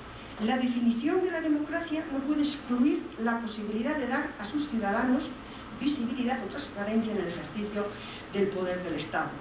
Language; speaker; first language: Spanish; native; Spanish